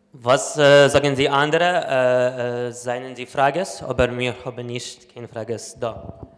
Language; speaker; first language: German; non-native, learner; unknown